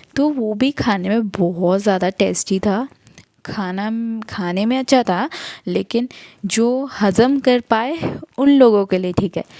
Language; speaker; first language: Hindi; non-native, local second language; Bangla